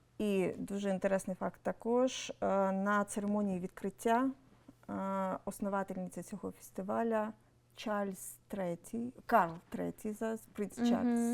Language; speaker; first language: Ukrainian; non-native, local second language; Russian